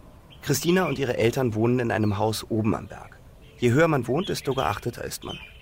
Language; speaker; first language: German; native; German